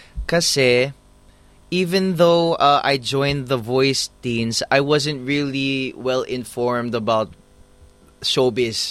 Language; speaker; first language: English; native; English